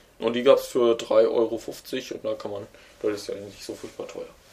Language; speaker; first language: German; native; German